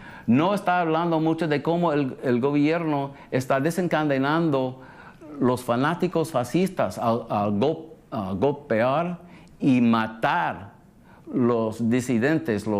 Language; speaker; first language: Spanish; early bilingual, heritage; English